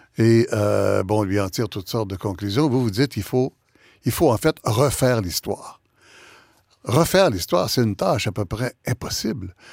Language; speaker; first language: French; native; French